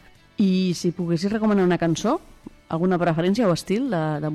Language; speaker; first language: Catalan; native; Catalan